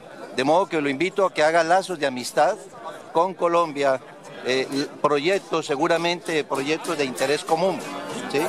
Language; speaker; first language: Spanish; native; Spanish